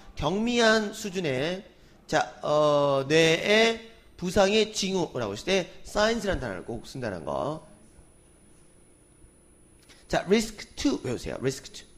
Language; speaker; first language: Korean; native; Korean